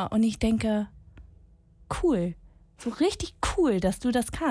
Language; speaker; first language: German; non-native, fluent; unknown